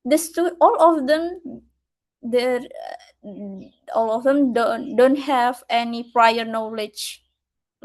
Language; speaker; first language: English; non-native, fluent; Indonesian